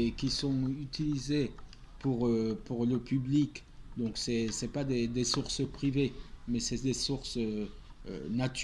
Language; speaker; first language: French; native; French